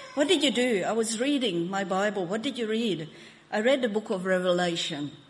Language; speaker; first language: English; non-native, fluent; Hungarian